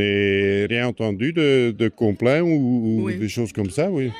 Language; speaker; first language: French; non-native, local second language; Dutch